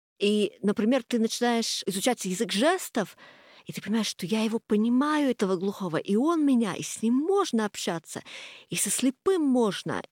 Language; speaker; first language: Russian; non-native, fluent; English